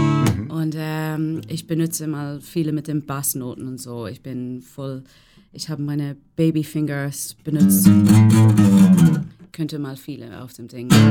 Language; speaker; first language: German; non-native, learner; English